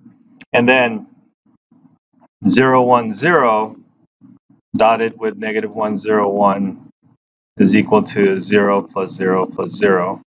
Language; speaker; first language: English; native; English